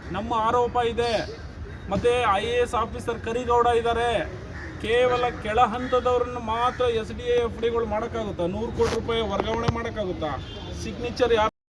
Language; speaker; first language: Kannada; native; Kannada